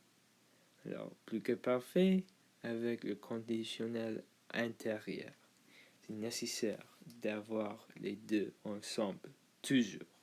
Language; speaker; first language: French; non-native, learner; English